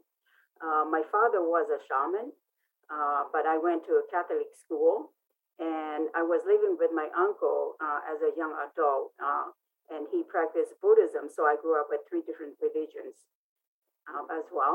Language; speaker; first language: English; non-native, fluent; Lao